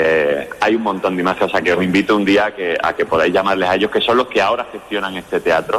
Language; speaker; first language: Spanish; native; Spanish